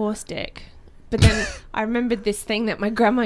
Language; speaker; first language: English; non-native, local second language; Romanian